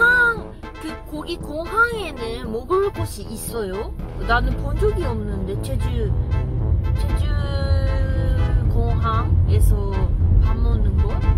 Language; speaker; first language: Korean; non-native, learner; Japanese